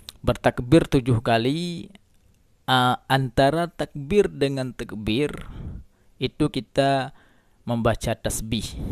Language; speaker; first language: Malay; non-native, local second language; Achinese